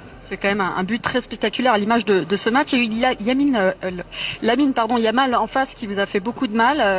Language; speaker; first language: French; native; French